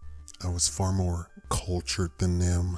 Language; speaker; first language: English; native; English